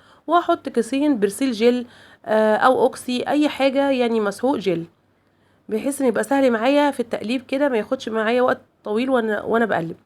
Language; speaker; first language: Arabic; native; Arabic